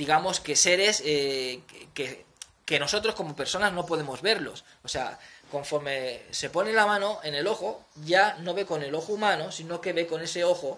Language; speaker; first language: Spanish; native; Spanish